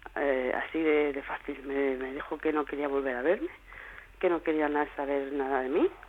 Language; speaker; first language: Spanish; native; Spanish